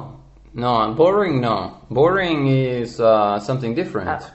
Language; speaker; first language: English; non-native, fluent; Spanish